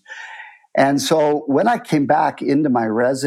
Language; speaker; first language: English; native; English